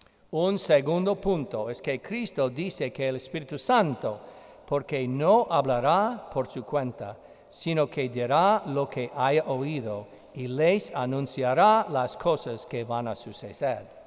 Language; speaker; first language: Spanish; non-native, fluent; English